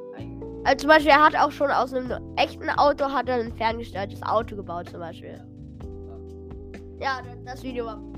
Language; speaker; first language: German; native; German